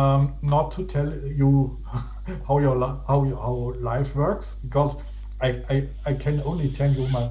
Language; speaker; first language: English; non-native, fluent; German